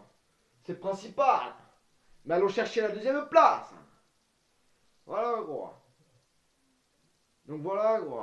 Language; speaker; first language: French; native; French